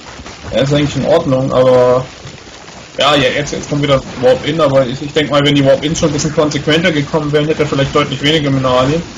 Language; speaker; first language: German; native; German